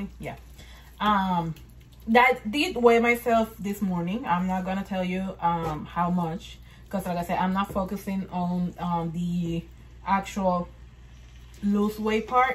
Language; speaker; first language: English; non-native, fluent; Spanish